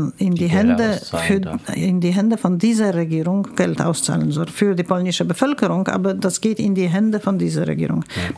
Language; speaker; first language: German; non-native, fluent; Polish